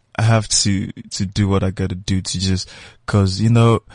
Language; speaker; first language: English; non-native, local second language; Yoruba